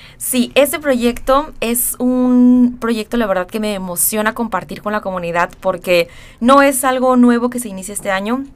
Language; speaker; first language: Spanish; native; Spanish